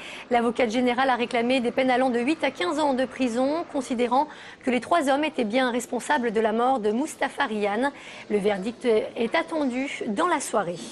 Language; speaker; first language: French; native; French